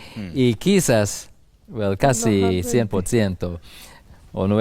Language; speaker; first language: Spanish; non-native, fluent; English